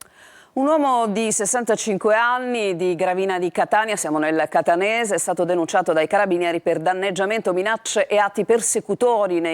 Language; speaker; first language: Italian; native; Italian